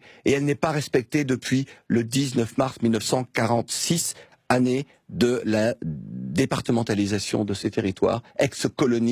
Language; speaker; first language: French; native; French